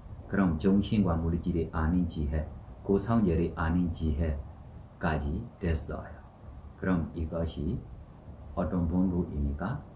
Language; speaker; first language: Korean; non-native, learner; Burmese